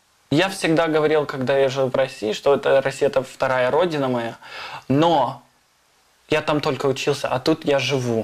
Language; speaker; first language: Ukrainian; non-native, learner; English